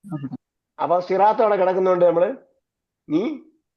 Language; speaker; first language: Malayalam; native; Malayalam